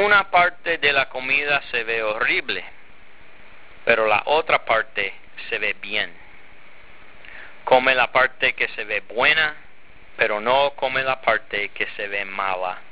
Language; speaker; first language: Spanish; non-native, fluent; English